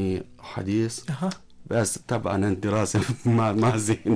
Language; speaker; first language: Arabic; non-native, learner; Chinese